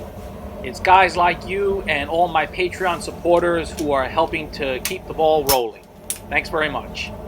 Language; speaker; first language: English; native; English